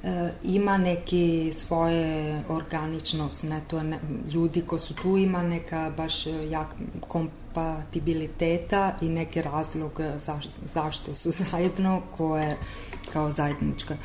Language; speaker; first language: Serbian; non-native, learner; Italian